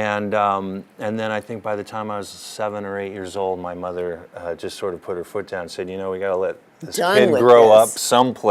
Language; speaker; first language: English; early bilingual, other home language; German